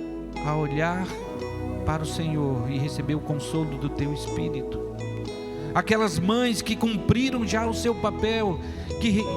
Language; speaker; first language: Portuguese; native; Portuguese